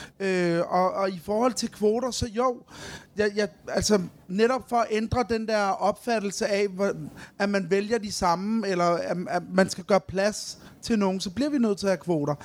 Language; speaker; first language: Danish; early bilingual, other home language; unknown